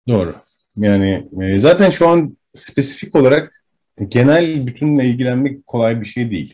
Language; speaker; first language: Turkish; native; Turkish